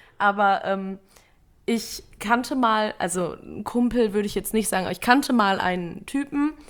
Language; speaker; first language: German; early bilingual, other home language; Vietnamese